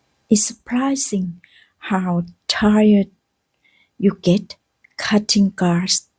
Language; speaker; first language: English; non-native, learner; Thai